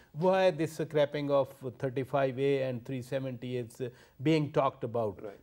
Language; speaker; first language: English; non-native, local second language; Urdu